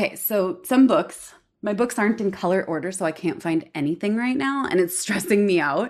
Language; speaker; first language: English; native; English